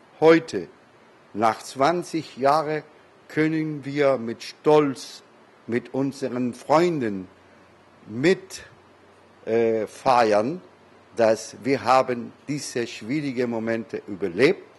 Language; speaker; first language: German; non-native, learner; Spanish